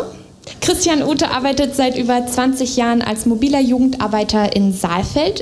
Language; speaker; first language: German; native; German